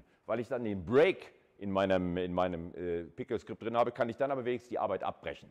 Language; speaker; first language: German; native; German